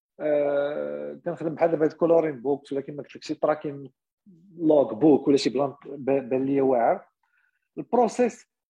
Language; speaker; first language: Arabic; native; Arabic